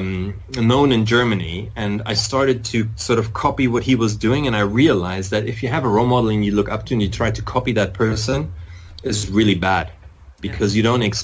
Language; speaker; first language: English; non-native, fluent; German